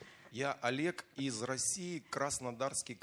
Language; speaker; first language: Russian; native; Russian